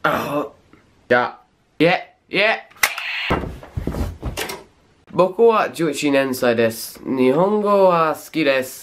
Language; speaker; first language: Japanese; non-native, learner; English